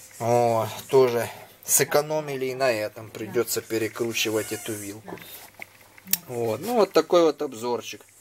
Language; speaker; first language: Russian; non-native, local second language; Ukrainian